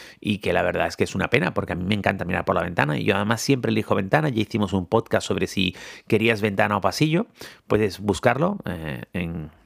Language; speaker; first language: Spanish; native; Spanish